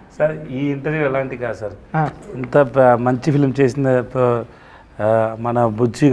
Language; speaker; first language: Telugu; non-native, local second language; Tamil